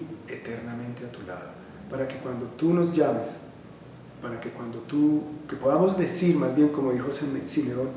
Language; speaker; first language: Spanish; native; Spanish